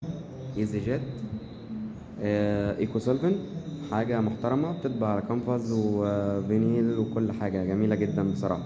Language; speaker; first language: Arabic; native; Arabic